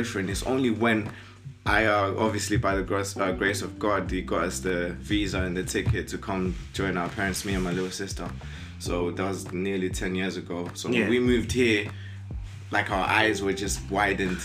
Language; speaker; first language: English; non-native, local second language; Shona